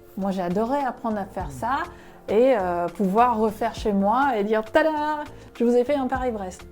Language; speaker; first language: French; non-native, fluent; Spanish